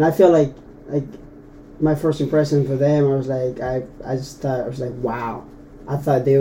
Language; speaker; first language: English; non-native, fluent; Tetum